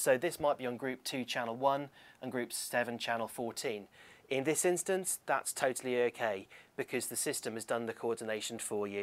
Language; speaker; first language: English; native; English